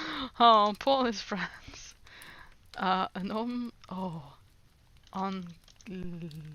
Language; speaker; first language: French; non-native, learner; English